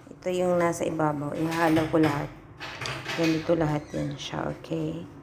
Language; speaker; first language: Filipino; non-native, local second language; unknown